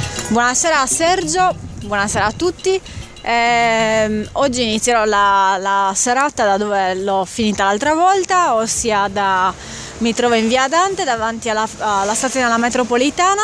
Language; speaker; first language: Italian; native; Italian